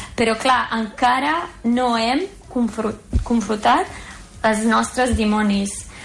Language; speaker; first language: Catalan; non-native, fluent; Serbian